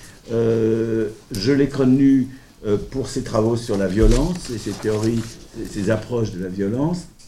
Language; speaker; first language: French; native; French